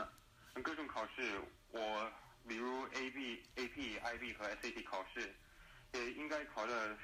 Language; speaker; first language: Chinese; early bilingual, heritage; Chinese